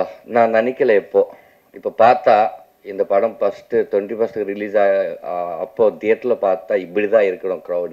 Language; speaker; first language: Tamil; non-native, local second language; Telugu